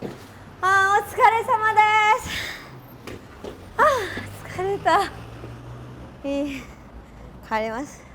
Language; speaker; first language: Japanese; non-native, learner; Vietnamese